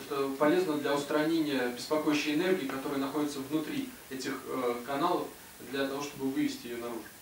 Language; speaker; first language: Russian; native; Russian